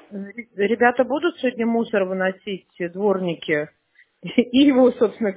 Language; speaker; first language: Russian; native; Russian